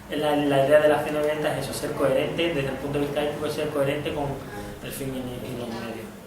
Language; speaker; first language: Spanish; native; Spanish